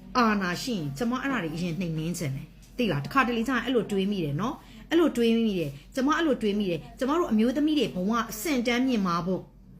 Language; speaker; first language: Burmese; native; Burmese